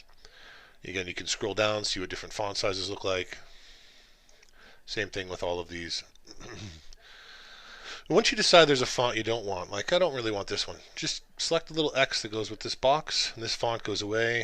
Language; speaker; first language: English; native; English